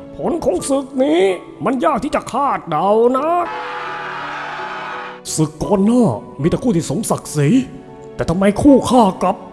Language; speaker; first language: Thai; native; Thai